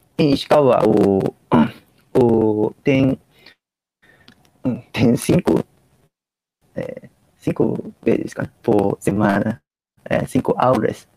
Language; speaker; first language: Portuguese; non-native, learner; Japanese